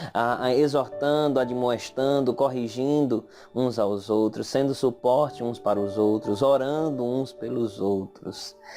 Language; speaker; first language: Portuguese; native; Portuguese